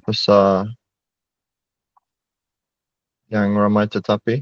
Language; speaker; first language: Indonesian; non-native, learner; English